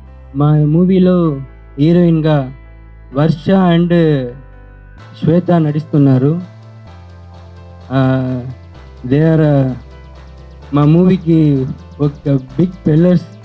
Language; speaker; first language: Telugu; non-native, learner; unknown